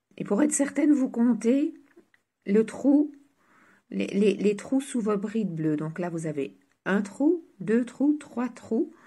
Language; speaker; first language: French; native; French